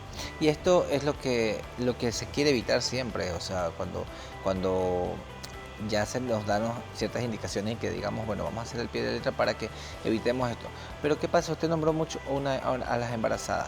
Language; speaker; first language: Spanish; native; Spanish